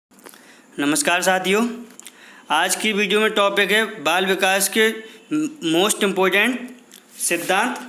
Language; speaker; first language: Hindi; native; Hindi